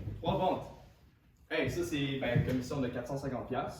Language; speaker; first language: French; native; French